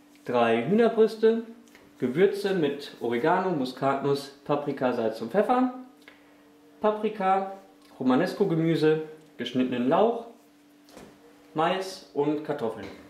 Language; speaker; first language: German; native; German